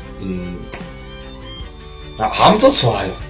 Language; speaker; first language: Korean; non-native, learner; Chinese